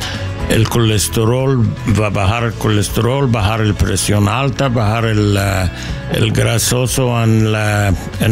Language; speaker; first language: Spanish; non-native, learner; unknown